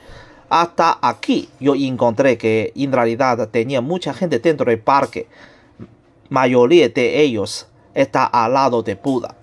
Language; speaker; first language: Spanish; non-native, learner; Chinese